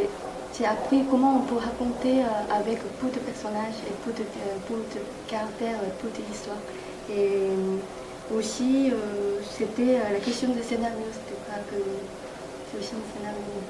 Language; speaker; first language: French; non-native, fluent; Korean